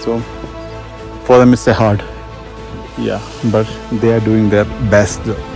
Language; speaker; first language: English; non-native, local second language; Malayalam